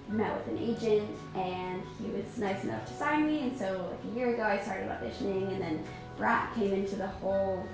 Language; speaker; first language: English; native; English